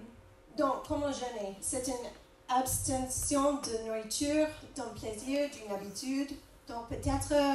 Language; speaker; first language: French; non-native, fluent; English